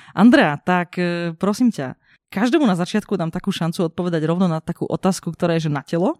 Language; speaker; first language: Slovak; non-native, local second language; Hungarian